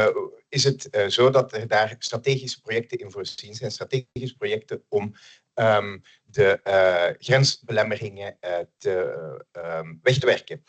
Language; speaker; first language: Dutch; native; Dutch